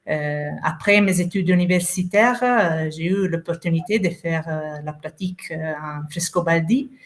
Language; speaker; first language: French; non-native, fluent; Italian